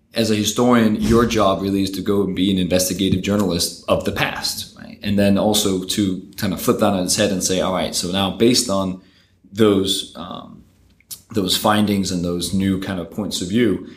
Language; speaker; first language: English; early bilingual, other home language; Danish